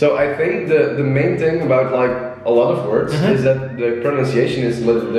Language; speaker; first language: English; non-native, fluent; Dutch